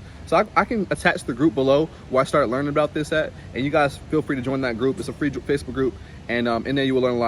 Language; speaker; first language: English; native; English